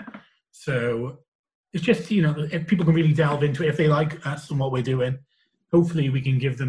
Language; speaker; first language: English; native; English